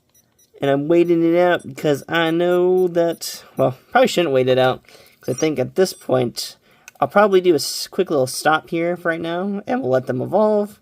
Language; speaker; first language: English; native; English